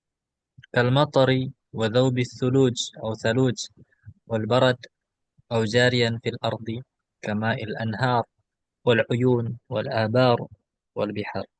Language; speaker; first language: Arabic; non-native, fluent; Indonesian